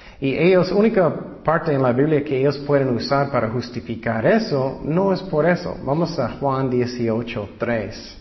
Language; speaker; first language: Spanish; non-native, fluent; English